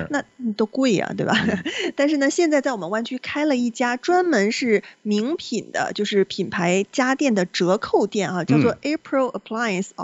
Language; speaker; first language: Chinese; native; Chinese